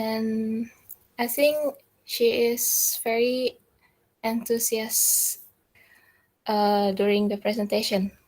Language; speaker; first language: English; non-native, learner; Indonesian